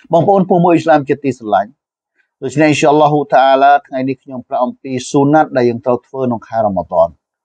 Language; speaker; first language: Khmer; non-native, local second language; Western Cham